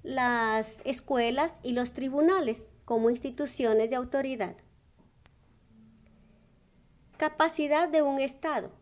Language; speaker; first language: Spanish; native; Spanish